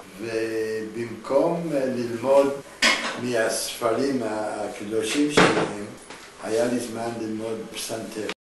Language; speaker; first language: Hebrew; non-native, fluent; English